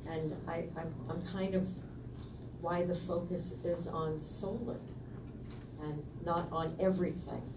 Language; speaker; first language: English; native; English